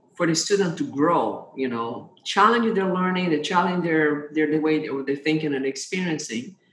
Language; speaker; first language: English; non-native, fluent; Portuguese